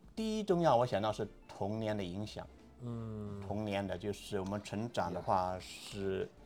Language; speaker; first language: Chinese; native; Chinese